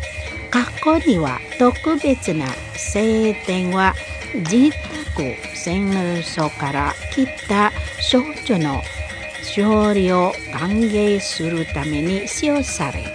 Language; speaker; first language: Japanese; non-native, learner; Indonesian